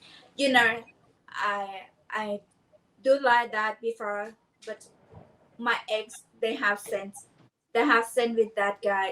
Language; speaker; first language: English; non-native, learner; Thai